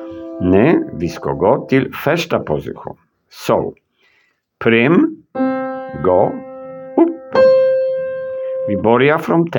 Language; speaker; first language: Swedish; non-native, learner; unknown